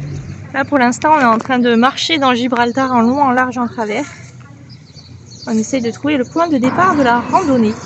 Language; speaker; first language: French; native; French